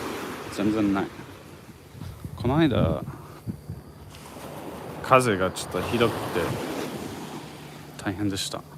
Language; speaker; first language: Japanese; non-native, fluent; English